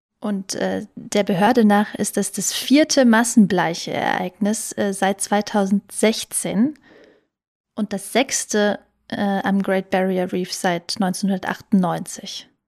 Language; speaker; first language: German; native; German